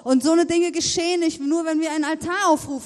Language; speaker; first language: German; native; German